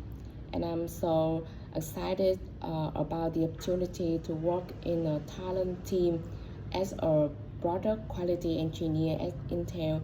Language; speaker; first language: English; non-native, learner; Vietnamese